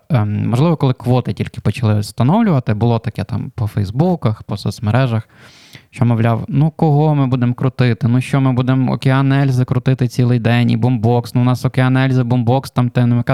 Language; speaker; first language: Ukrainian; native; Ukrainian